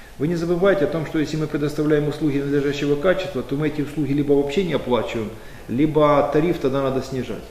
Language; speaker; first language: Russian; native; Russian